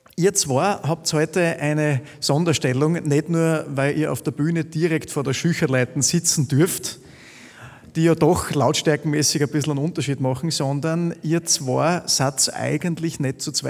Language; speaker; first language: German; native; German